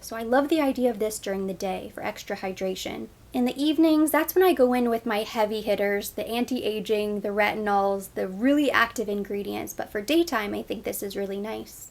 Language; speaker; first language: English; native; English